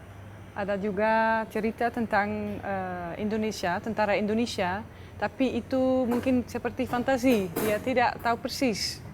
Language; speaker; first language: Indonesian; non-native, fluent; Dutch